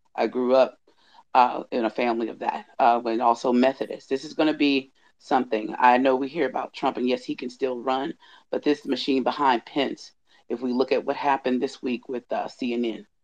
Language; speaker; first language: English; native; English